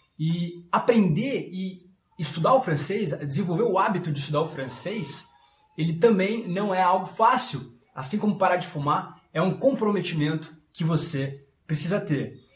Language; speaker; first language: Portuguese; non-native, fluent; French